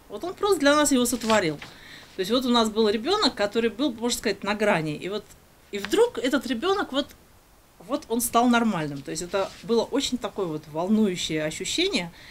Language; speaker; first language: Russian; native; Russian